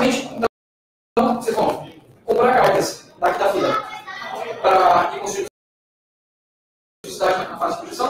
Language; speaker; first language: Portuguese; native; Portuguese